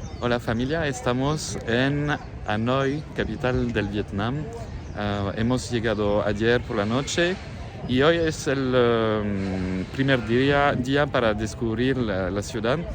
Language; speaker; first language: Spanish; non-native, fluent; French